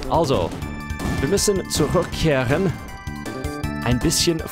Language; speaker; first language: German; non-native, fluent; English